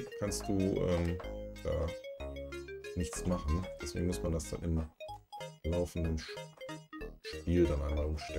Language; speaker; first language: German; native; German